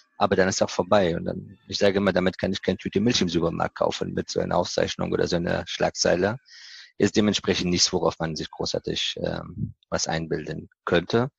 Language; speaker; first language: German; non-native, fluent; Persian